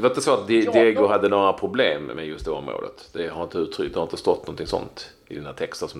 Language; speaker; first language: Swedish; native; Swedish